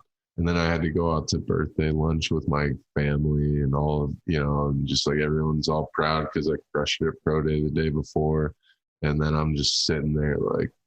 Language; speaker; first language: English; native; English